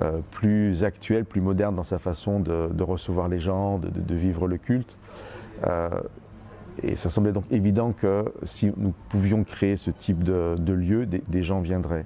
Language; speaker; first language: French; native; French